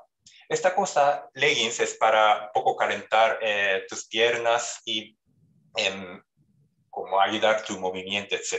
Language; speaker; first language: Spanish; non-native, fluent; Japanese